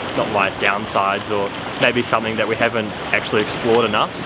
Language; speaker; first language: English; native; English